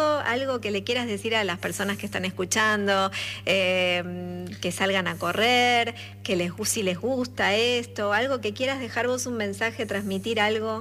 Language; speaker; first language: Spanish; native; Spanish